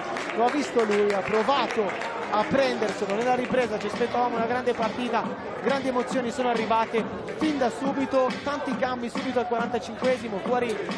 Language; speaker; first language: Italian; native; Italian